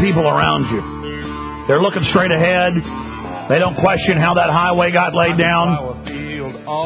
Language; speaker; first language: English; native; English